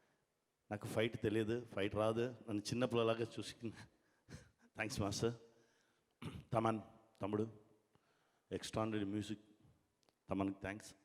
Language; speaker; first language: Telugu; non-native, fluent; Tamil